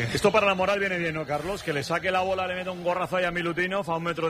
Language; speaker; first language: Spanish; native; Spanish